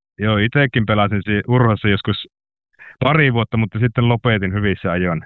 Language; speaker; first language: Finnish; native; Finnish